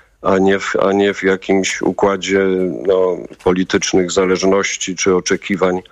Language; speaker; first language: Polish; native; Polish